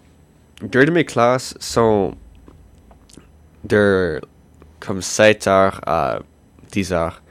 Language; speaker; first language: French; non-native, local second language; English